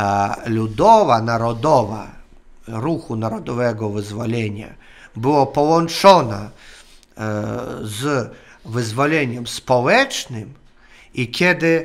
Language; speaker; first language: Polish; non-native, learner; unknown